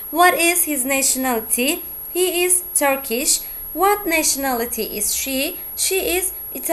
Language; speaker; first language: English; non-native, fluent; Turkish